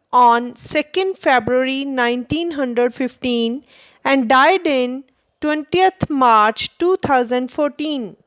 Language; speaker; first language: English; non-native, local second language; Punjabi